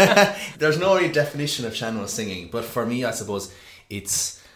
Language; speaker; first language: English; native; English